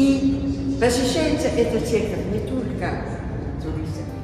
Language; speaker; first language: Russian; non-native, fluent; Albanian